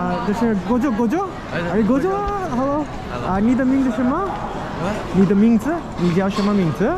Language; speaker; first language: Chinese; non-native, learner; Hindi